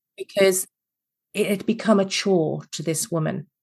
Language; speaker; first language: English; native; English